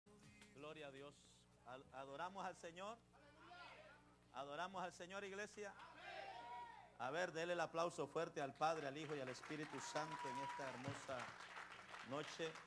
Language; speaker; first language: Spanish; native; Spanish